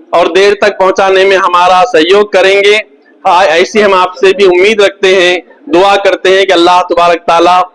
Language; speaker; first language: Urdu; native; Urdu